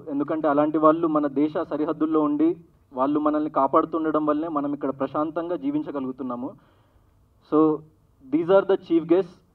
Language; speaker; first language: Telugu; native; Telugu